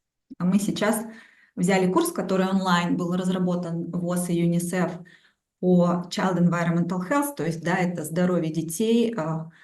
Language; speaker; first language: Russian; native; Russian